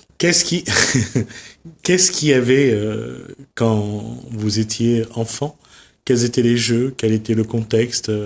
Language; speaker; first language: French; native; French